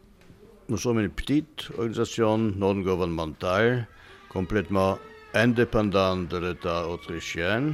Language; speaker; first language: French; non-native, fluent; German